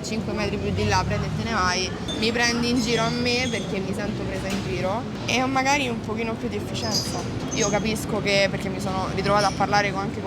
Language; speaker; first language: Italian; native; Italian